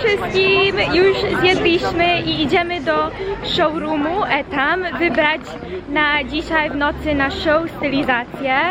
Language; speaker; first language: Polish; early bilingual, heritage; Polish